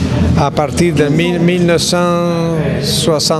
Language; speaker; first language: French; non-native, learner; Italian